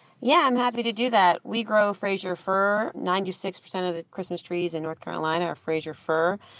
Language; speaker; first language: English; native; English